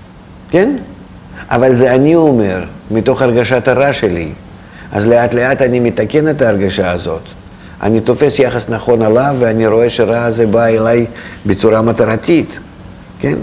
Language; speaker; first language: Hebrew; non-native, fluent; Russian